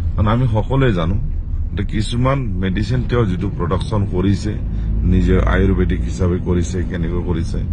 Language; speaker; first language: Assamese; native; Assamese